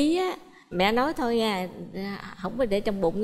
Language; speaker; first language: Vietnamese; native; Vietnamese